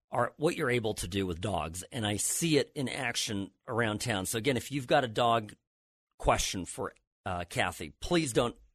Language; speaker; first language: English; native; English